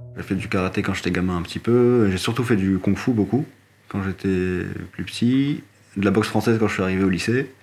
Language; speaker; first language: French; non-native, local second language; Arabic